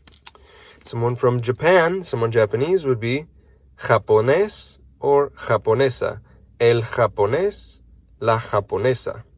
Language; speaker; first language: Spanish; non-native, fluent; English